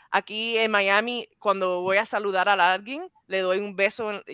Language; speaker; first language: Spanish; early bilingual, heritage; Spanish